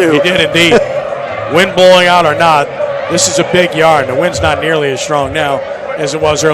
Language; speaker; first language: English; native; English